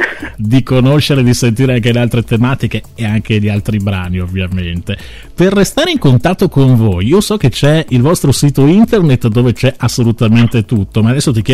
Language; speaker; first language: Italian; native; Italian